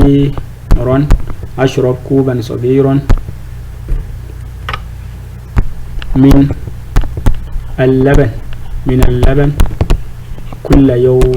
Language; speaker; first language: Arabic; non-native, fluent; French